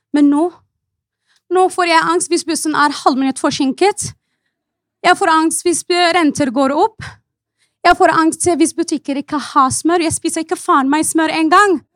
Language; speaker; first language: Norwegian; non-native, fluent; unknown